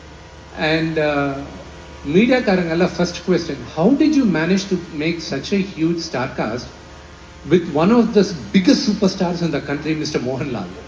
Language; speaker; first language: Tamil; non-native, local second language; Telugu